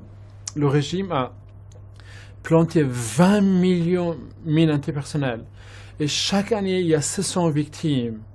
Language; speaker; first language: French; non-native, fluent; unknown